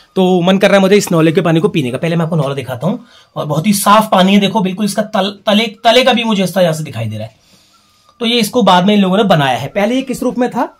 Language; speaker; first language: Hindi; native; Hindi